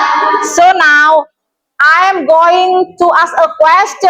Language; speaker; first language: English; non-native, learner; Indonesian